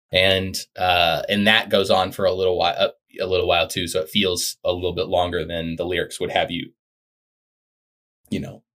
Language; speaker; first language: English; native; English